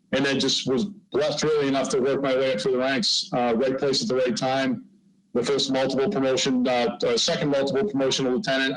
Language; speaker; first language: English; native; English